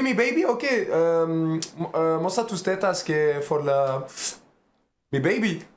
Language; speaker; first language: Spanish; non-native, learner; French